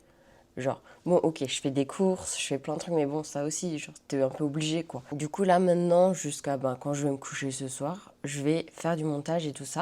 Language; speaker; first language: French; native; French